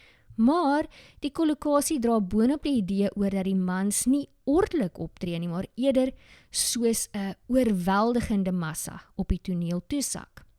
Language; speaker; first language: Afrikaans; native; Afrikaans